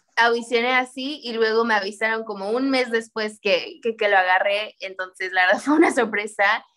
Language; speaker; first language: Spanish; early bilingual, heritage; Spanish